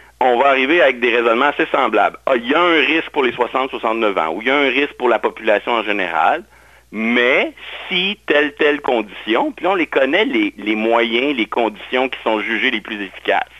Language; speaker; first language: French; native; French